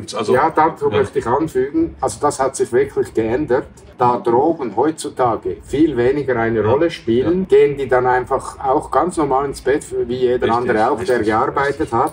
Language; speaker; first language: German; native; German